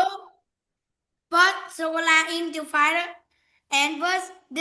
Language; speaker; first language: English; non-native, learner; Vietnamese